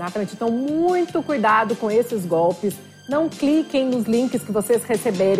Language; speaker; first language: Portuguese; native; Portuguese